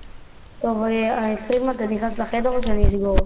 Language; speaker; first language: Hebrew; native; Hebrew